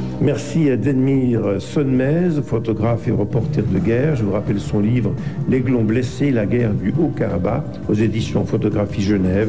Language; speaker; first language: French; native; French